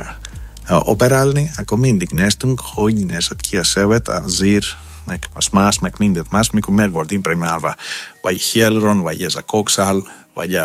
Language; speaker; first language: Hungarian; non-native, fluent; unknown